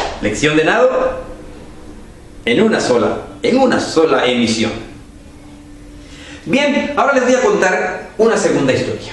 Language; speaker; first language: Spanish; native; Spanish